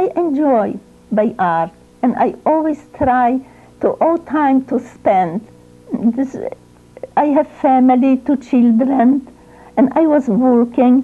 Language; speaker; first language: English; non-native, learner; Ukrainian